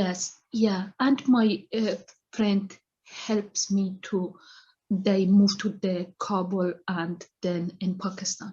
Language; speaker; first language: English; non-native, learner; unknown